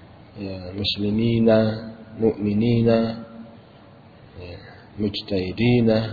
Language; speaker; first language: Arabic; non-native, fluent; Indonesian